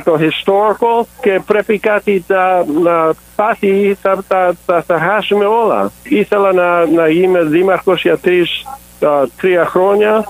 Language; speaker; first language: Greek; early bilingual, heritage; English